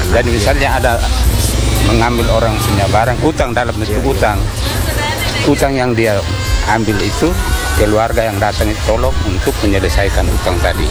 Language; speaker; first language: Indonesian; non-native, local second language; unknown